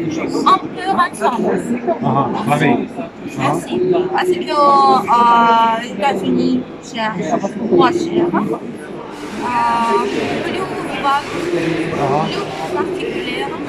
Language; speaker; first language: French; non-native, learner; Russian